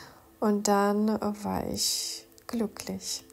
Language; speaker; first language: German; non-native, fluent; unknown